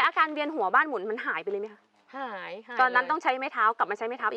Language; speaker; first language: Thai; native; Thai